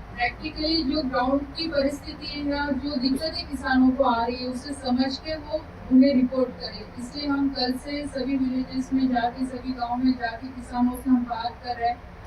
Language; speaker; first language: Hindi; non-native, local second language; Marathi